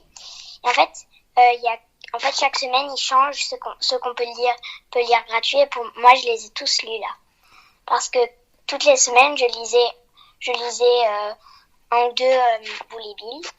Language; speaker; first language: French; early bilingual, heritage; French